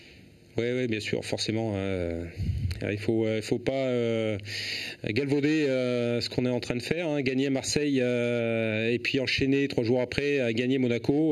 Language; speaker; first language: French; native; French